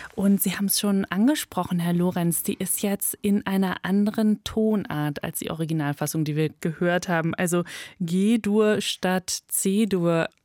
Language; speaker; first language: German; native; German